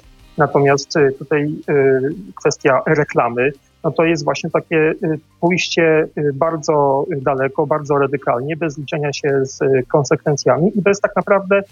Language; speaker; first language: Polish; native; Polish